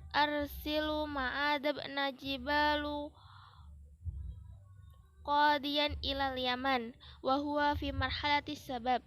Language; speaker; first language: Arabic; non-native, learner; Indonesian